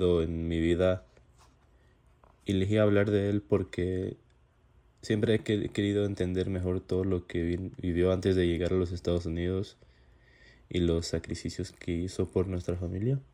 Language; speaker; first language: Spanish; early bilingual, heritage; Spanish